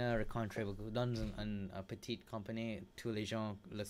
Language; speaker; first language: French; non-native, learner; English